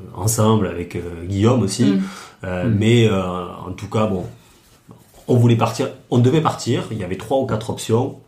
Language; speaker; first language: French; native; French